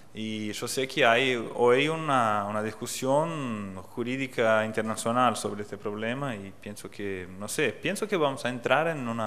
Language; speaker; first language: Spanish; non-native, fluent; Portuguese